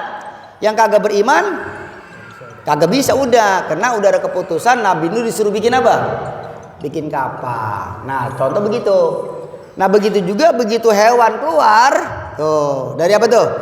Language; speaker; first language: Malay; native; Malay